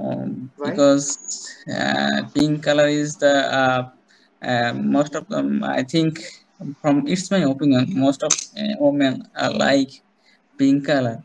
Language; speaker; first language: English; non-native, learner; Bangla